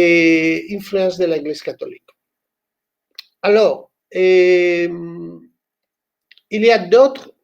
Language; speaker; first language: French; non-native, fluent; Spanish